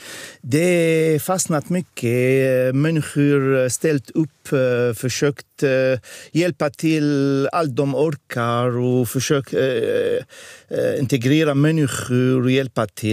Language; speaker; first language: Swedish; non-native, fluent; Arabic